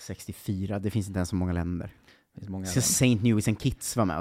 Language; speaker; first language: Swedish; native; Swedish